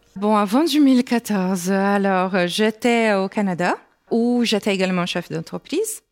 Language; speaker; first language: French; non-native, fluent; Portuguese